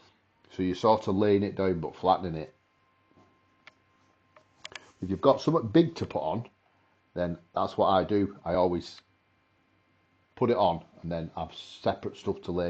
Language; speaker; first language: English; native; English